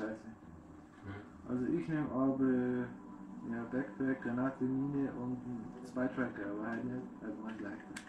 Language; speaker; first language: German; native; German